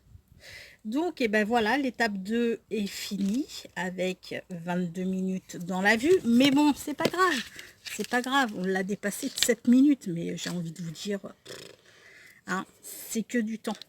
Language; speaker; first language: French; native; French